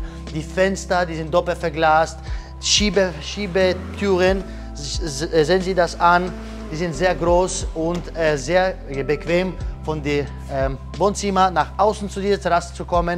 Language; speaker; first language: German; non-native, learner; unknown